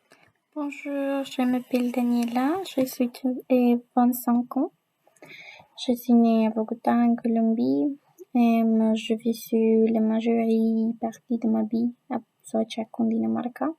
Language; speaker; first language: French; non-native, learner; Spanish